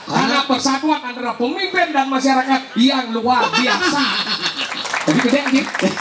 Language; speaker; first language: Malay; non-native, local second language; Balinese